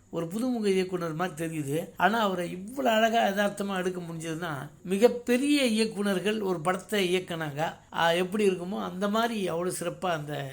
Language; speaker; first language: Tamil; native; Tamil